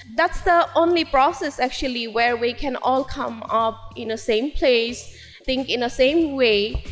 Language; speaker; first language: English; non-native, local second language; Kok Borok